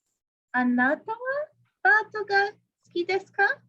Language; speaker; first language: Japanese; non-native, fluent; English